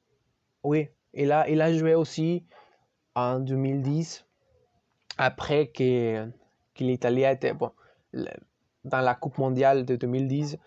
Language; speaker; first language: French; non-native, learner; Spanish